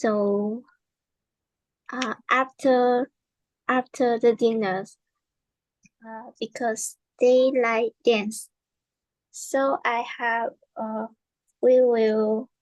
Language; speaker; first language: English; non-native, learner; Vietnamese